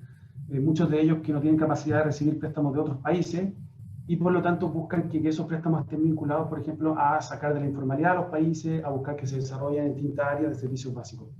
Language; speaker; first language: Spanish; native; Spanish